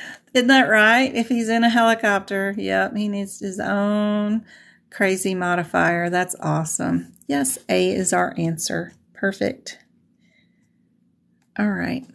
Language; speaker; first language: English; native; English